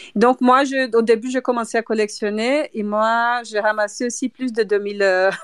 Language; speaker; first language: French; non-native, fluent; Portuguese